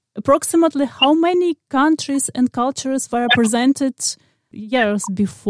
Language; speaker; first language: English; non-native, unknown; Ukrainian